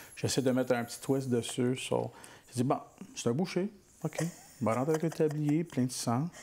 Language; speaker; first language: French; native; French